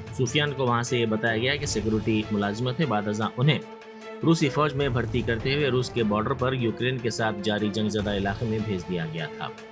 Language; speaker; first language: Hindi; non-native, local second language; Urdu